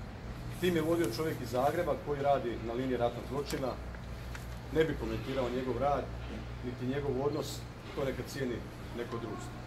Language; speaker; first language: Croatian; native; Croatian